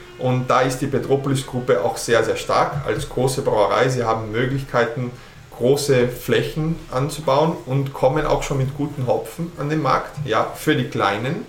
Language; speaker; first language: German; early bilingual, heritage; German